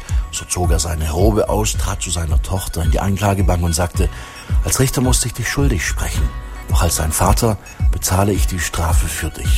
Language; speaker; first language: German; native; German